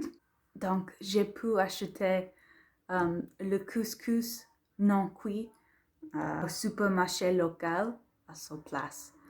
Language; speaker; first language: French; non-native, learner; English